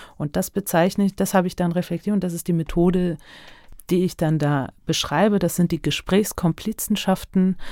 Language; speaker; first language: German; early bilingual, other home language; Turkish